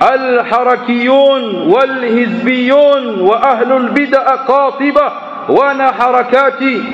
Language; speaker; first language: Arabic; non-native, fluent; Swahili